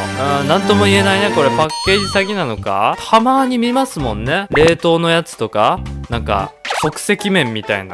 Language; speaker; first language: Japanese; native; Japanese